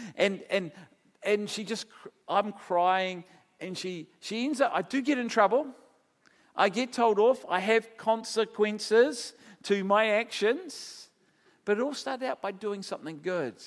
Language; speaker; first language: English; native; English